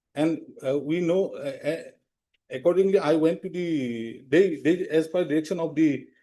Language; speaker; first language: English; non-native, local second language; Assamese